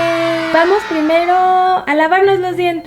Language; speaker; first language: Spanish; native; Spanish